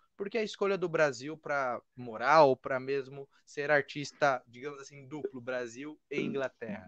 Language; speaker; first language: Portuguese; native; Portuguese